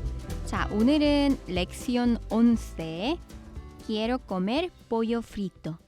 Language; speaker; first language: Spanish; non-native, fluent; Korean